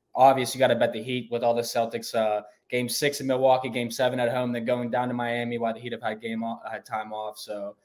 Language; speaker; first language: English; native; English